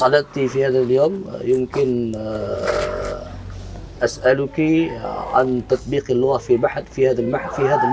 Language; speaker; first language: Arabic; non-native, fluent; Indonesian